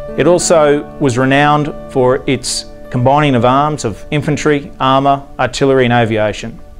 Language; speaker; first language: English; native; English